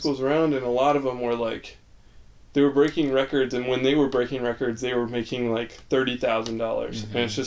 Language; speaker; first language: English; native; English